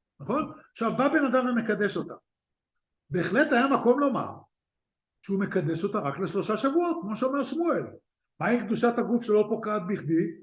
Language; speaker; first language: Hebrew; native; Hebrew